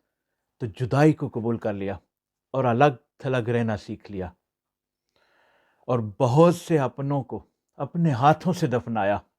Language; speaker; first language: Urdu; native; Urdu